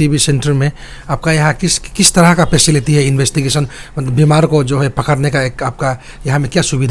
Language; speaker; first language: Hindi; non-native, local second language; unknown